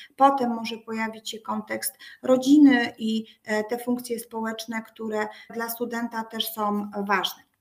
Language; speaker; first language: Polish; native; Polish